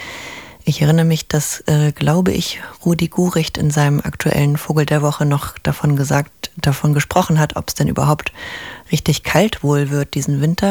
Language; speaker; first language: German; native; German